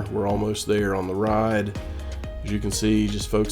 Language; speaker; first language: English; native; English